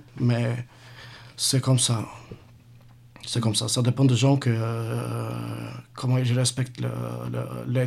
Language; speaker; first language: French; non-native, learner; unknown